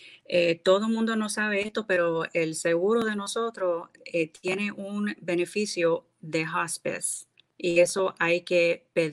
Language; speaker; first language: Spanish; early bilingual, heritage; English